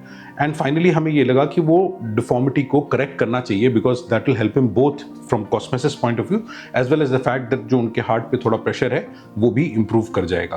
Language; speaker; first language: Hindi; native; Hindi